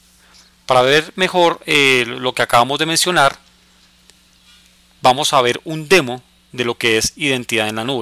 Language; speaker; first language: Spanish; native; Spanish